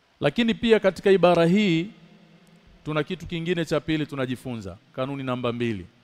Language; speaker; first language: Swahili; native; Swahili